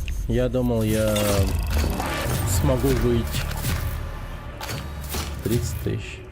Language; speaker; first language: Russian; native; Russian